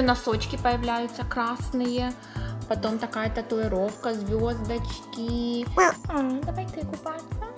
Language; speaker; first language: Russian; native; Russian